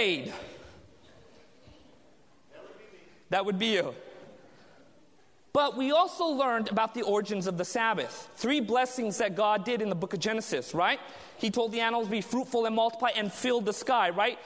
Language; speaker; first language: English; native; English